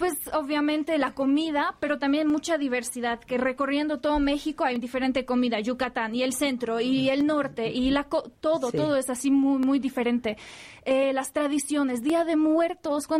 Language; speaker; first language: Spanish; non-native, fluent; Polish